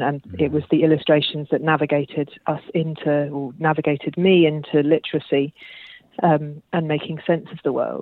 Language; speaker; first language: English; native; English